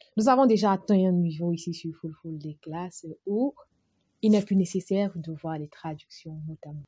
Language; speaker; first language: French; non-native, local second language; Fula